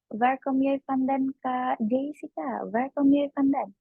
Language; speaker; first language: Dutch; non-native, fluent; Indonesian